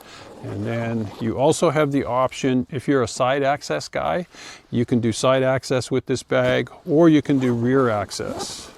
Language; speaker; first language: English; native; English